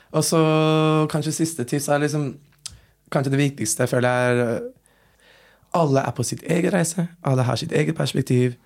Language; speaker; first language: Norwegian; non-native, fluent; English